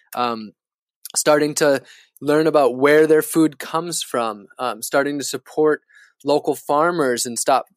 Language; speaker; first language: English; native; English